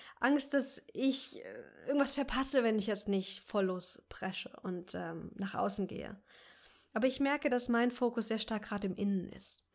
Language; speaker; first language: German; native; German